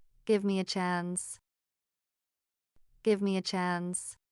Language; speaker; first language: English; non-native, fluent; Portuguese